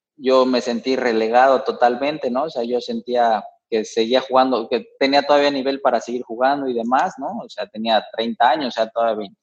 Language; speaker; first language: Spanish; native; Spanish